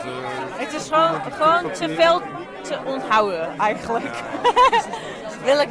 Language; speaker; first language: Dutch; non-native, fluent; English